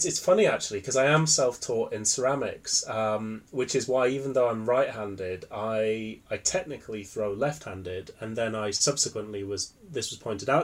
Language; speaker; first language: English; native; English